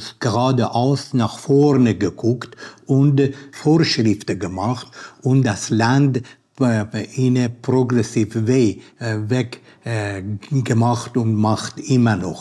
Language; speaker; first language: German; non-native, learner; Persian